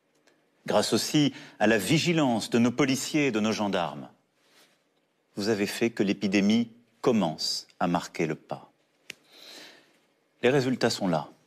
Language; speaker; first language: French; native; French